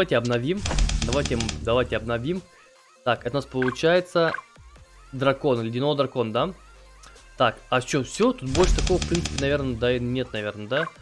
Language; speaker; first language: Russian; native; Russian